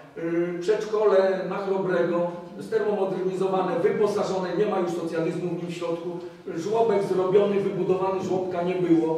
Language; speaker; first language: Polish; native; Polish